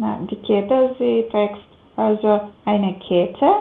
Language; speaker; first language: German; non-native, learner; Macedonian